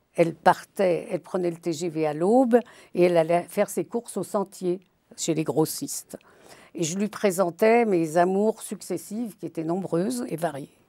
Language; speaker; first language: French; early bilingual, other home language; Yiddish